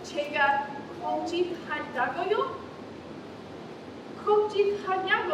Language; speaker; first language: Korean; non-native, learner; English